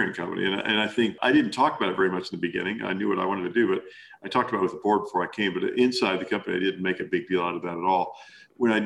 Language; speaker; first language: English; native; English